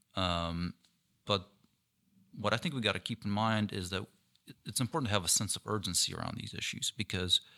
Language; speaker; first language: English; non-native, fluent; Ukrainian